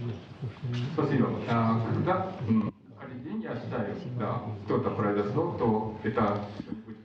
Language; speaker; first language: Russian; non-native, learner; Japanese